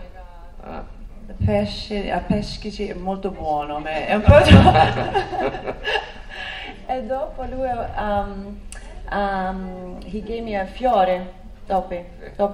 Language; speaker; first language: Italian; non-native, learner; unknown